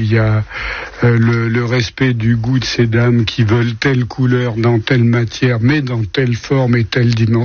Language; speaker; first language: French; native; French